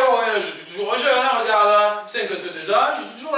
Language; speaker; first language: French; native; French